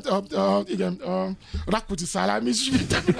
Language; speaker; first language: Hungarian; non-native, learner; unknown